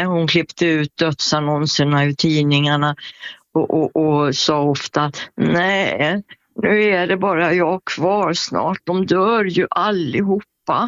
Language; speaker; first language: Swedish; native; Swedish